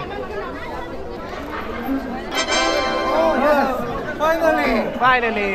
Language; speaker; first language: English; non-native, learner; Korean